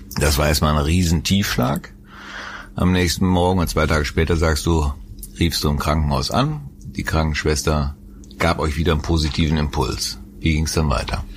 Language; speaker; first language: German; native; German